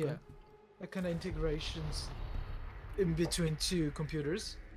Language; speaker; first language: English; non-native, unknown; Japanese